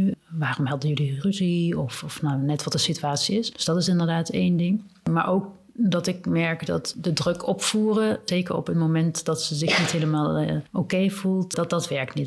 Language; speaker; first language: Dutch; native; Dutch